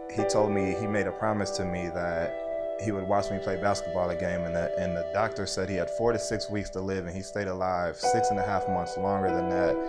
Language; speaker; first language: English; native; English